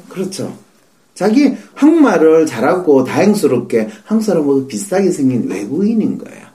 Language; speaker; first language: Korean; native; Korean